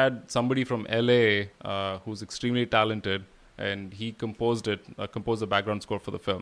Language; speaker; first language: English; non-native, local second language; Kannada